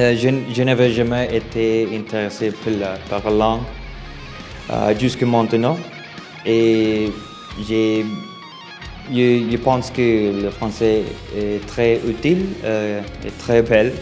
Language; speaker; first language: French; non-native, learner; Spanish